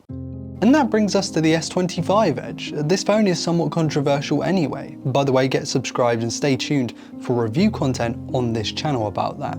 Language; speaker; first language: English; native; English